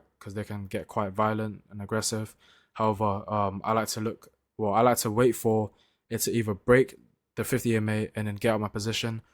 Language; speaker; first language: English; native; English